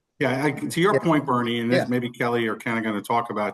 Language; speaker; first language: English; native; English